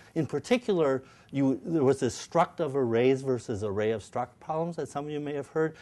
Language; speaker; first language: English; native; English